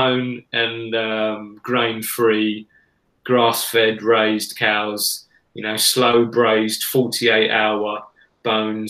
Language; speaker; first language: English; native; English